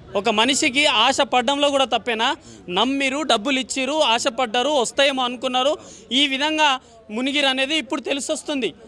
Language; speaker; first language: Telugu; native; Telugu